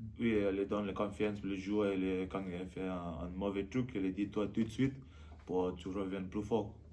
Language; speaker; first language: French; non-native, learner; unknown